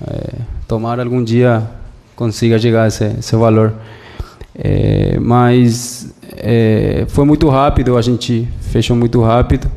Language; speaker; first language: Portuguese; non-native, fluent; Spanish